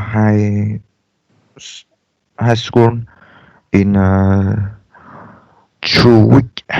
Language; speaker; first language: English; non-native, learner; Vietnamese